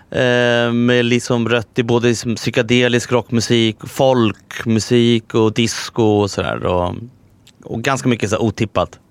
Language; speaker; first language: Swedish; early bilingual, other home language; Spanish